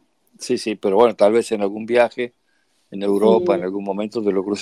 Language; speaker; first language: Spanish; native; Spanish